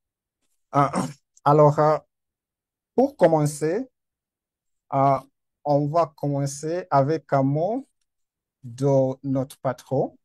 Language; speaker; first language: French; non-native, fluent; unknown